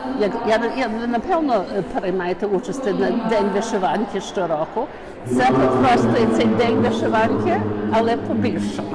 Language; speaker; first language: Ukrainian; early bilingual, heritage; Ukrainian